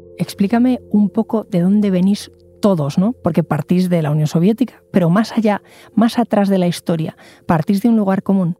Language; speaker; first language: Spanish; native; Spanish